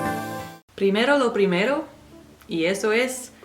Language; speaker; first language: Spanish; non-native, fluent; English